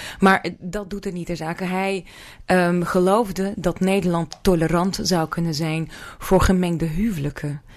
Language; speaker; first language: Dutch; non-native, fluent; Russian